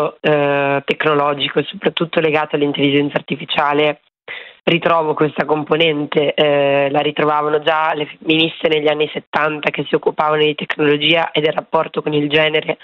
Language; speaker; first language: Italian; native; Italian